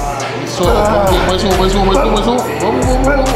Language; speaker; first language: Portuguese; native; Portuguese